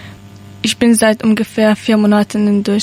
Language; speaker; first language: German; non-native, learner; Persian